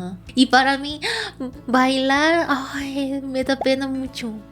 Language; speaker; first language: Spanish; non-native, learner; Korean